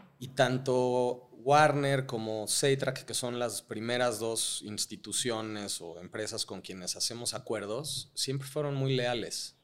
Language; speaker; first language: Spanish; native; Spanish